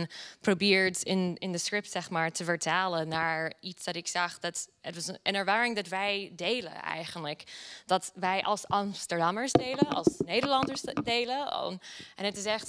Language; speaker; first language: Dutch; non-native, fluent; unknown